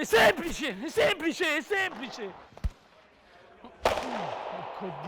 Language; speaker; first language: Italian; non-native, learner; French